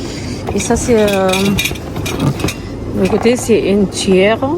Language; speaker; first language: French; non-native, learner; Arabic